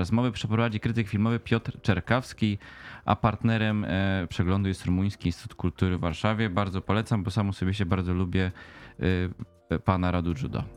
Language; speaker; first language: Polish; native; Polish